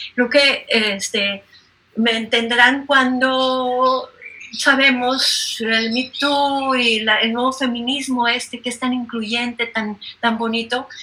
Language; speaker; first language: Spanish; native; Spanish